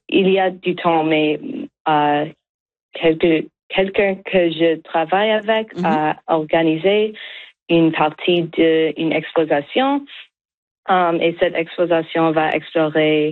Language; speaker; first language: French; non-native, local second language; English